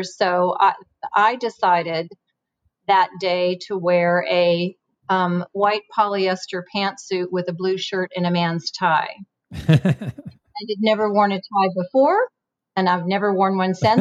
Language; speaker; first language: English; native; English